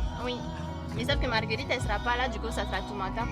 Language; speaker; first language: French; native; French